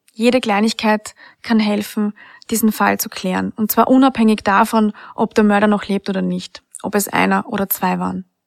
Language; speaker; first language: German; native; German